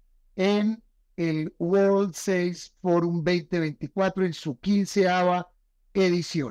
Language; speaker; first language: Spanish; native; Spanish